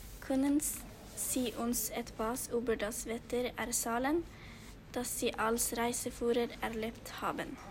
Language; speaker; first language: German; non-native, learner; Norwegian